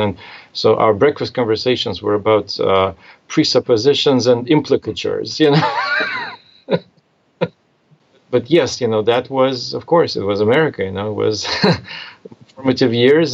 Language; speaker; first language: English; non-native, fluent; Russian